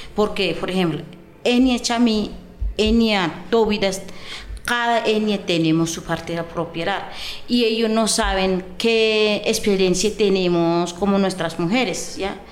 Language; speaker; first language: Spanish; non-native, local second language; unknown